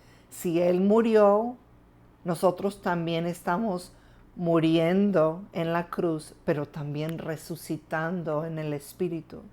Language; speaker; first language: Spanish; non-native, fluent; English